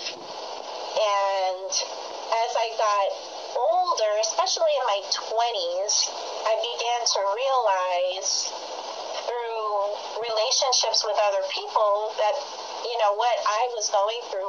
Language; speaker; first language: English; native; English